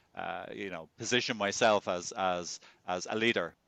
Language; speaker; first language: English; native; English